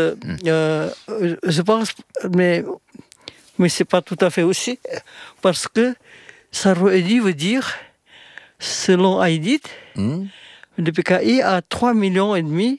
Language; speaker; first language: French; non-native, fluent; Indonesian